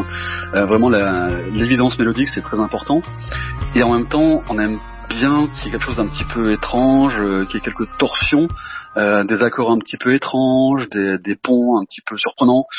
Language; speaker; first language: French; native; French